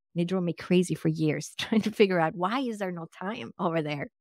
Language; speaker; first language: English; non-native, fluent; Swedish